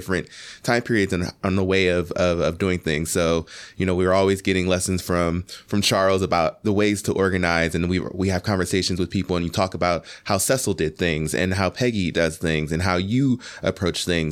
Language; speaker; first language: English; native; English